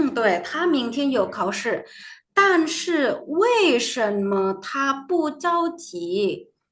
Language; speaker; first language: Chinese; non-native, fluent; Indonesian